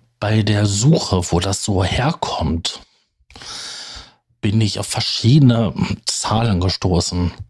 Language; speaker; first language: German; native; German